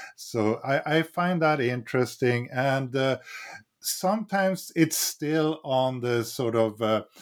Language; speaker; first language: English; non-native, fluent; Swedish